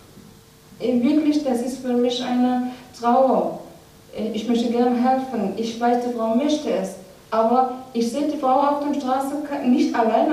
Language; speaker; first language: German; non-native, learner; Persian